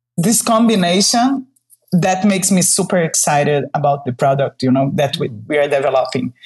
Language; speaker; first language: English; non-native, fluent; Portuguese